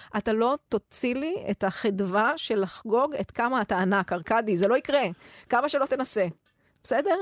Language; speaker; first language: Hebrew; native; Hebrew